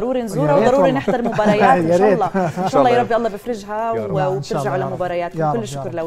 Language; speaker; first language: Arabic; native; Arabic